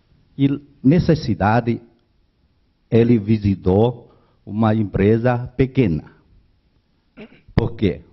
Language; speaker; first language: Portuguese; non-native, learner; Chinese